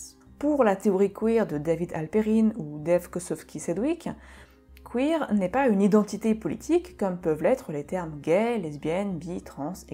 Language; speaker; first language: French; native; French